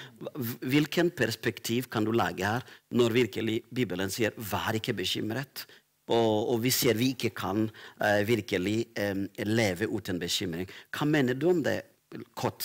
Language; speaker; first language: Norwegian; non-native, fluent; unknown